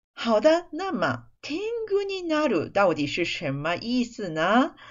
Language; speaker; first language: Chinese; non-native, fluent; Japanese